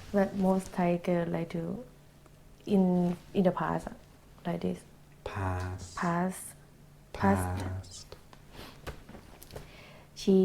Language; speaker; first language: English; non-native, learner; Thai